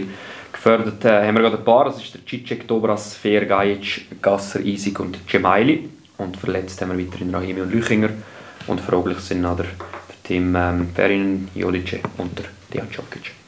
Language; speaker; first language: German; native; German